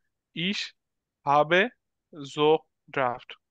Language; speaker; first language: German; non-native, learner; Bangla